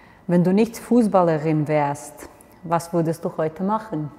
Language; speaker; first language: German; non-native, fluent; Serbian